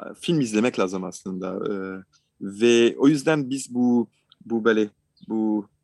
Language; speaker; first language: Turkish; non-native, fluent; French